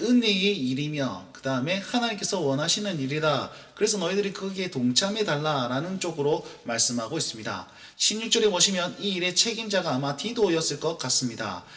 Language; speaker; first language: Korean; native; Korean